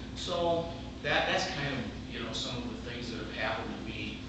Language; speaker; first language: English; native; English